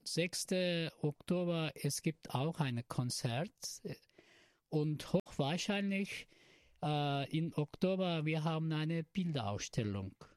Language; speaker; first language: German; non-native, learner; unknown